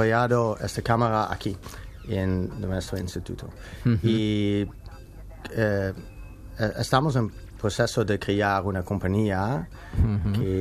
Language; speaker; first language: Spanish; non-native, learner; Dutch